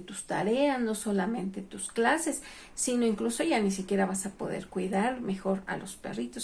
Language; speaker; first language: Spanish; native; Spanish